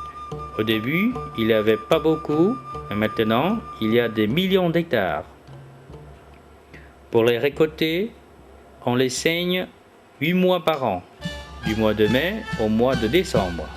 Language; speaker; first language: French; non-native, fluent; Vietnamese